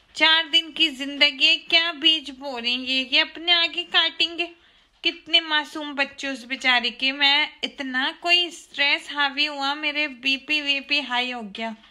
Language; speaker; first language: Urdu; native; Urdu